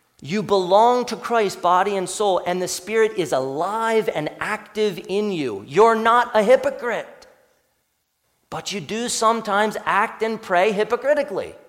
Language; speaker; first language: English; native; English